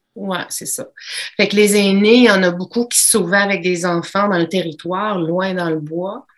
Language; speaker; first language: French; native; French